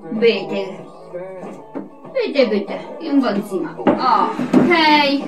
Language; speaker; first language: German; non-native, learner; Polish